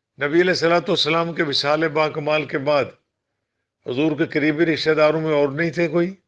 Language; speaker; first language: Urdu; non-native, local second language; Punjabi